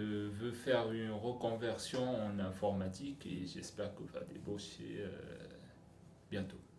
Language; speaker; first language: French; non-native, local second language; Arabic